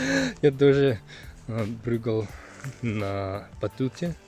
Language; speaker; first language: Russian; non-native, learner; Finnish